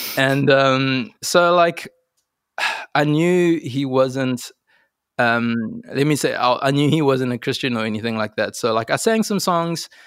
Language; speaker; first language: English; native; English